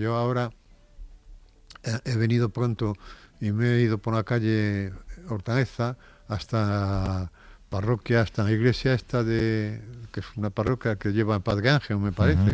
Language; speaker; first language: Spanish; native; Spanish